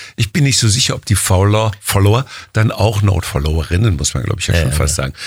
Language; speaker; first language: German; native; German